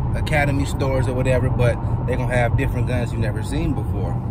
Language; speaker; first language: English; native; English